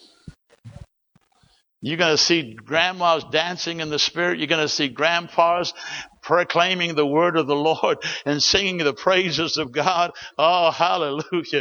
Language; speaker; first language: English; native; English